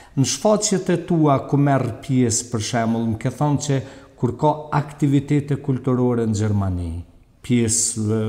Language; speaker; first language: Albanian; native; Albanian